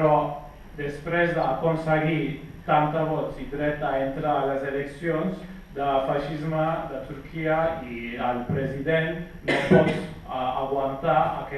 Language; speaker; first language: Catalan; non-native, fluent; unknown